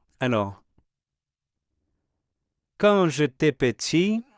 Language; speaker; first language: French; non-native, fluent; Spanish